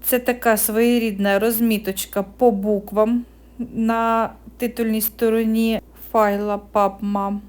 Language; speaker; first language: Ukrainian; native; Ukrainian